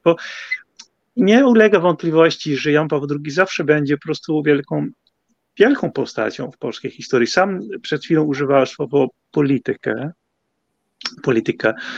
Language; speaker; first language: Polish; non-native, fluent; Dutch